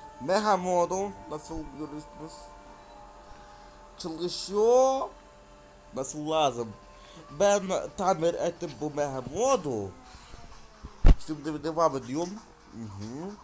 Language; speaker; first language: Turkish; non-native, learner; Russian